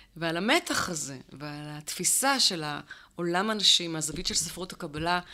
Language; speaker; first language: Hebrew; native; Hebrew